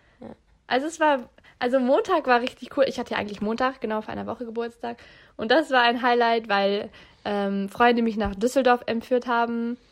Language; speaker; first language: German; early bilingual, other home language; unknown